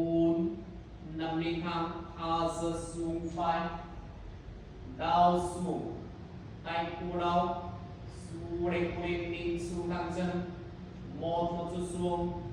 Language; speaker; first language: Vietnamese; non-native, learner; Indonesian